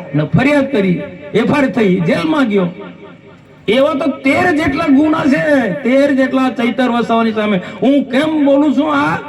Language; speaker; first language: Gujarati; native; Gujarati